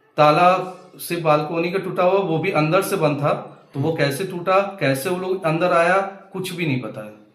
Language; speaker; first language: Hindi; native; Hindi